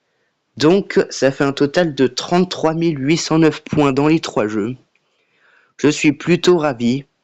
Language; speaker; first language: French; native; French